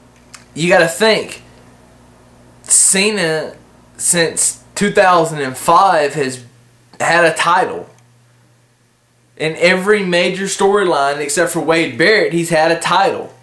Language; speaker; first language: English; native; English